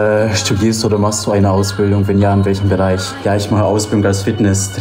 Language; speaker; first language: German; non-native, fluent; Polish